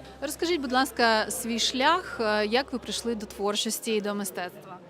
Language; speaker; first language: Ukrainian; native; Ukrainian